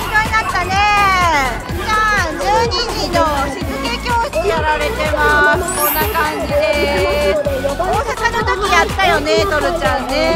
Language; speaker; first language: Japanese; native; Japanese